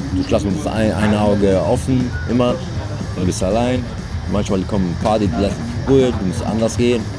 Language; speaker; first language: German; non-native, learner; Greek